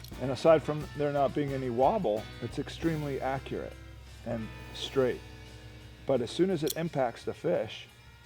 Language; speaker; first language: English; native; English